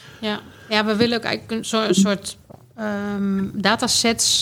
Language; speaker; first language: Dutch; native; Dutch